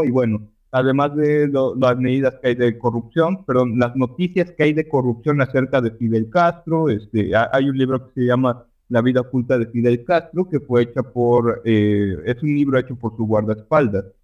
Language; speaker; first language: Spanish; native; Spanish